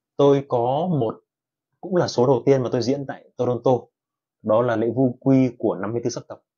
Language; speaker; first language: Vietnamese; native; Vietnamese